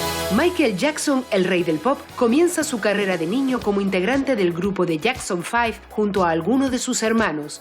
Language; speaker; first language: Spanish; native; Spanish